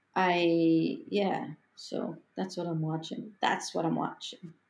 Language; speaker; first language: English; native; English